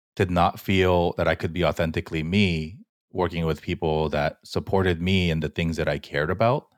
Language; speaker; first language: English; early bilingual, other home language; Korean